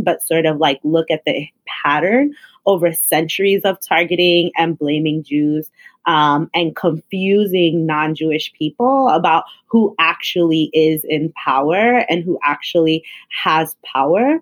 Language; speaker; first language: English; native; English